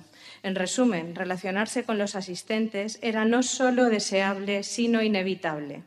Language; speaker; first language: Spanish; native; Spanish